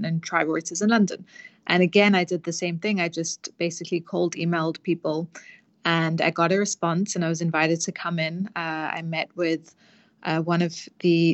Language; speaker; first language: English; native; English